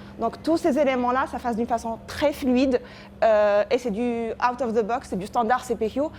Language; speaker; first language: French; non-native, local second language; Arabic